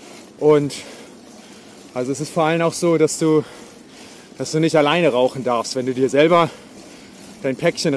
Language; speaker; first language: German; native; German